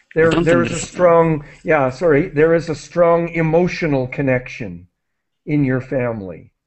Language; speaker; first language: English; native; English